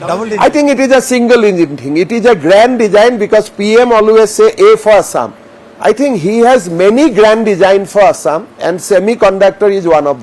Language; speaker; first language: English; non-native, local second language; Assamese